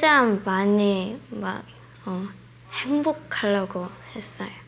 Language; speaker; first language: Korean; early bilingual, heritage; Korean